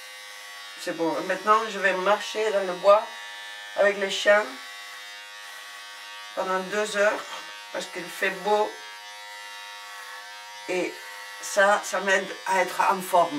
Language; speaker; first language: French; non-native, fluent; Spanish